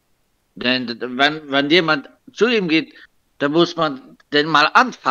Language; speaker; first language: German; non-native, local second language; Luxembourgish